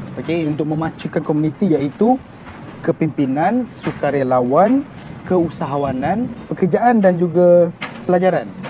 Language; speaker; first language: Malay; native; Malay